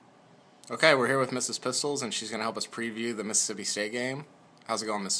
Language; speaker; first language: English; native; English